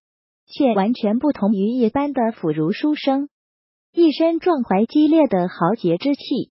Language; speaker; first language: Chinese; native; Chinese